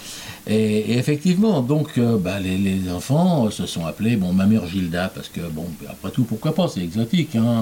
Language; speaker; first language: French; native; French